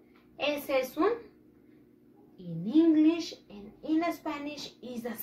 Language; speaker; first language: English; non-native, fluent; Spanish